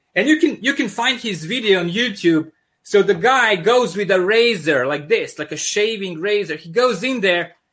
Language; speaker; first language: English; non-native, fluent; Serbian